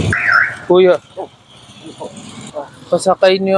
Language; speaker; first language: Filipino; non-native, fluent; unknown